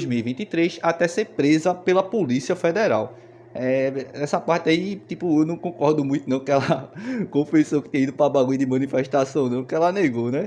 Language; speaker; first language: Portuguese; native; Portuguese